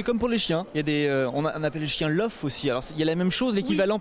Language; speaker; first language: French; native; French